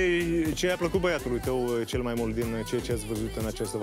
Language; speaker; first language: Romanian; native; Romanian